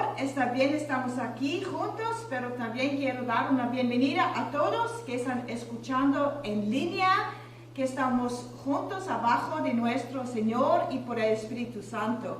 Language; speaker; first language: Spanish; non-native, learner; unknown